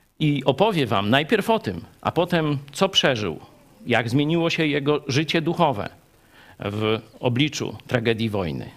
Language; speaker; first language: Polish; native; Polish